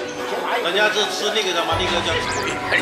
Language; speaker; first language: Chinese; native; Chinese